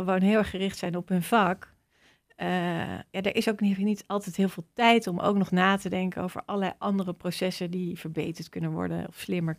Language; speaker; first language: Dutch; native; Dutch